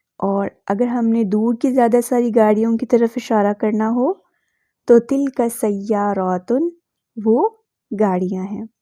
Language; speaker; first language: Urdu; native; Urdu